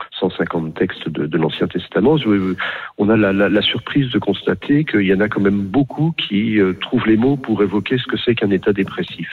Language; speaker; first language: French; native; French